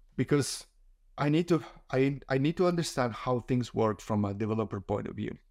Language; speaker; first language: English; non-native, fluent; Spanish